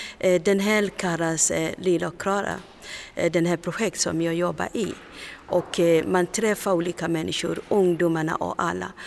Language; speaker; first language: Swedish; non-native, learner; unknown